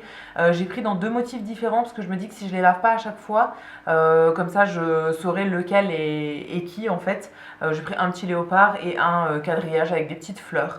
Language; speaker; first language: French; native; French